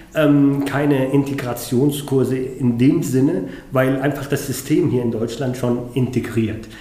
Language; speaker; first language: German; non-native, fluent; Arabic